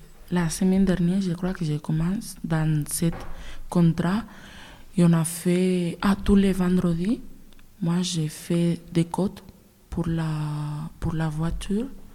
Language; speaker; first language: French; non-native, learner; Spanish